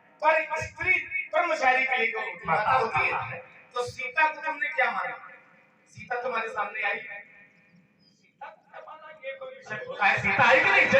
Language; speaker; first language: Hindi; native; Hindi